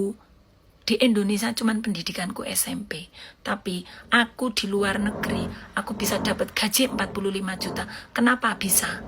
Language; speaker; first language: Indonesian; native; Indonesian